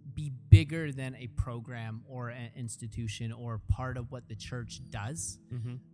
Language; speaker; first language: English; early bilingual, other home language; Russian